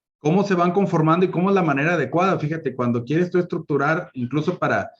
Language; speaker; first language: Spanish; native; Spanish